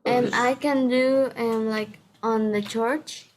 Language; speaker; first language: English; non-native, learner; Spanish